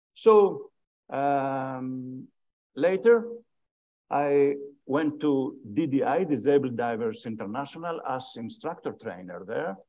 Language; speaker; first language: English; non-native, fluent; Greek